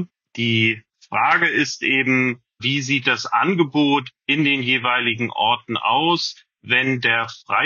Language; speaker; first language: German; native; German